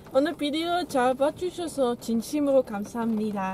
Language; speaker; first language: Korean; non-native, fluent; Dutch